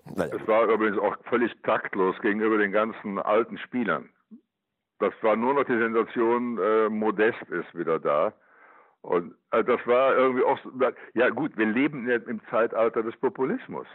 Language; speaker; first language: German; native; German